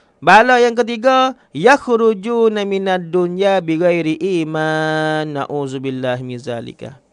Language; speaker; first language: Malay; native; Malay